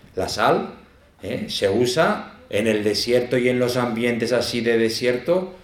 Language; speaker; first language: Spanish; native; Spanish